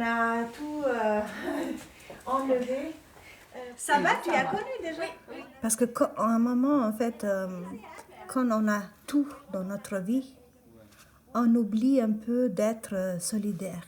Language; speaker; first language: French; non-native, fluent; Albanian